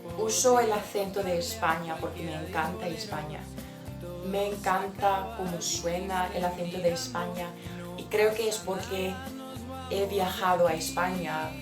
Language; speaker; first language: Spanish; non-native, learner; English